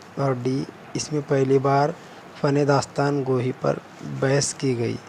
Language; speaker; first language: Urdu; native; Urdu